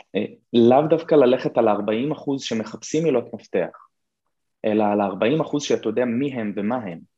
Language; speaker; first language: Hebrew; native; Hebrew